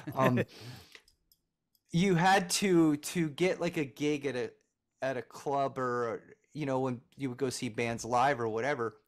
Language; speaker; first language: English; native; English